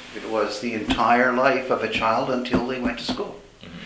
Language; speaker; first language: English; native; English